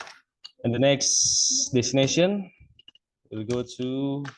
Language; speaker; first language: English; non-native, local second language; Indonesian